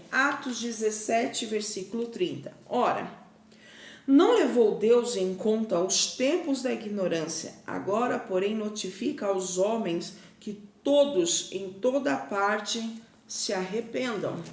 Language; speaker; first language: Portuguese; native; Portuguese